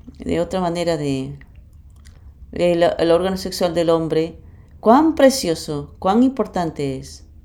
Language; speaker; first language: Spanish; non-native, fluent; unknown